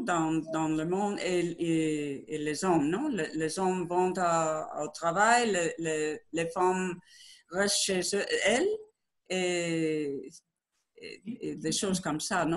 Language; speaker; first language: French; non-native, learner; Spanish